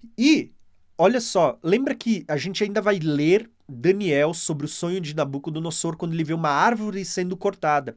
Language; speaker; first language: Portuguese; native; Portuguese